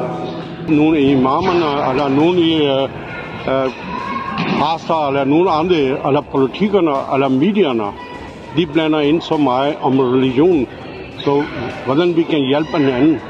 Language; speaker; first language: Danish; non-native, local second language; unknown